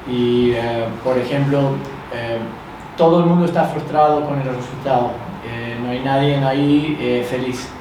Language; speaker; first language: Spanish; early bilingual, other home language; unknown